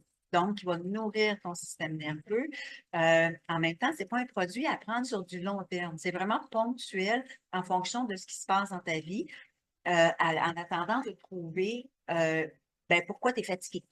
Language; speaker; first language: French; native; French